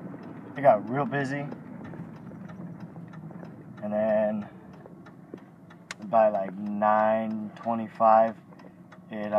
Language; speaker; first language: English; native; English